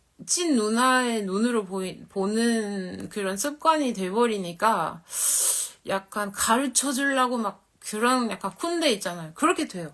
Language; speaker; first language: Korean; non-native, fluent; French